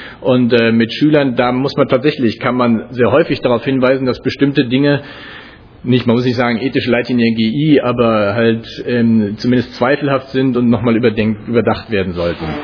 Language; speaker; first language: German; native; German